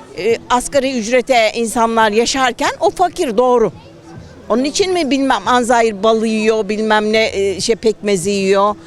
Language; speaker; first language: Turkish; native; Turkish